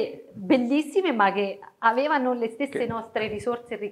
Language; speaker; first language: Italian; native; Italian